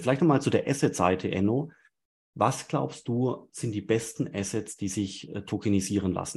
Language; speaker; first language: German; native; German